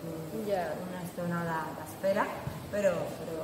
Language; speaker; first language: Catalan; non-native, learner; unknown